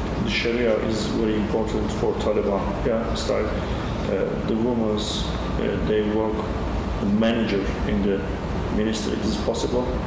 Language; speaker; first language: English; non-native, learner; Turkish